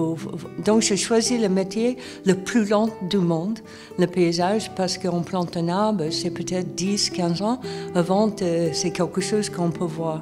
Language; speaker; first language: French; non-native, fluent; English